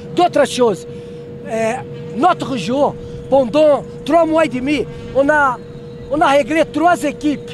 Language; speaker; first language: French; non-native, learner; Portuguese